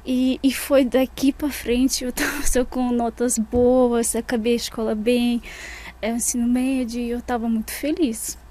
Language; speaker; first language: Portuguese; non-native, fluent; Russian